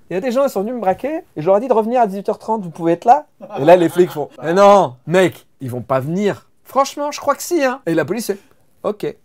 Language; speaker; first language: French; native; French